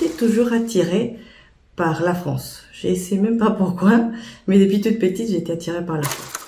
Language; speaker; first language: French; non-native, fluent; Spanish